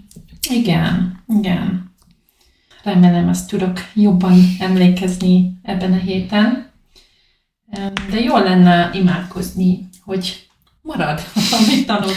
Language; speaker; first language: Hungarian; non-native, learner; English